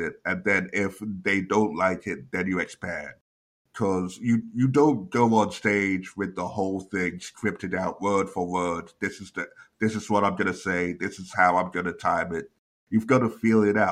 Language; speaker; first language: English; native; English